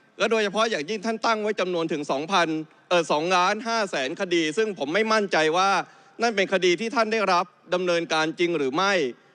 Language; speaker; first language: Thai; native; Thai